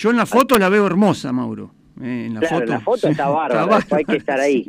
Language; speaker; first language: Spanish; native; Spanish